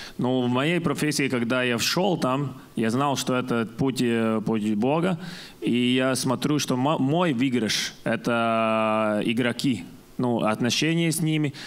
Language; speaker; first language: Russian; non-native, local second language; Latvian